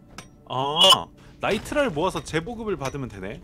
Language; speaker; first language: Korean; native; Korean